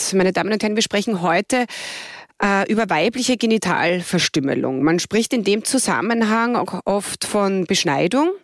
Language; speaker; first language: German; native; German